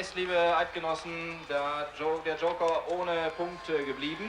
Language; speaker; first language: German; native; German